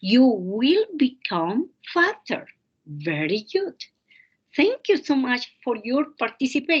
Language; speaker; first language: English; non-native, fluent; Spanish